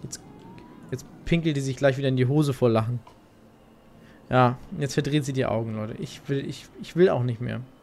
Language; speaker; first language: German; native; German